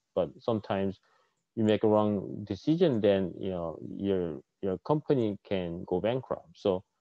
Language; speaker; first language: English; non-native, fluent; Korean